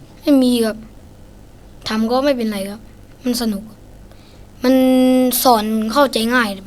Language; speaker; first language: Thai; non-native, learner; Shan